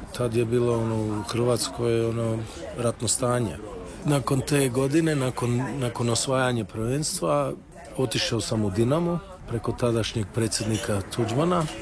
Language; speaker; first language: Croatian; early bilingual, heritage; Croatian